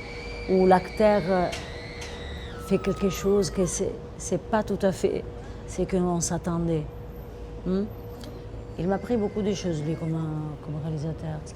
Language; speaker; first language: French; non-native, fluent; Italian